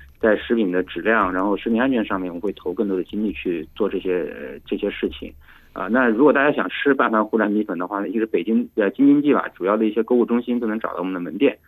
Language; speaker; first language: Chinese; native; Chinese